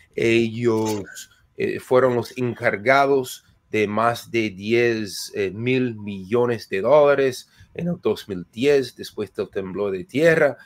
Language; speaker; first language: Spanish; non-native, fluent; English